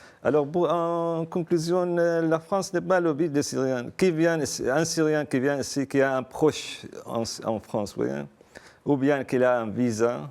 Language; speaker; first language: French; non-native, fluent; Arabic